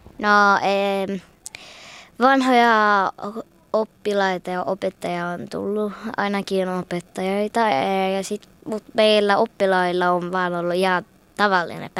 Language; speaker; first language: Finnish; early bilingual, heritage; Finnish